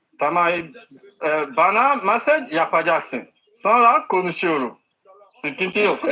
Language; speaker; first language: Turkish; non-native, learner; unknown